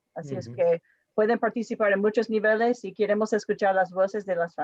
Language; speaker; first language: Spanish; non-native, fluent; English